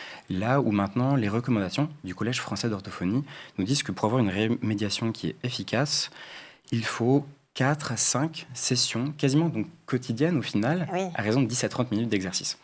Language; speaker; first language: French; native; French